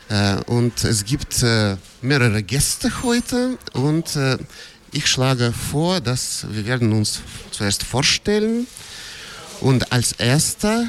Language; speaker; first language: German; non-native, fluent; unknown